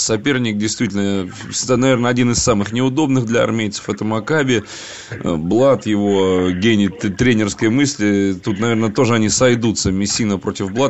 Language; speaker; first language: Russian; native; Russian